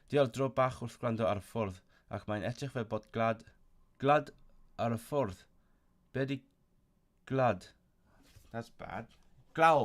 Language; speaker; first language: Welsh; non-native, learner; Cantonese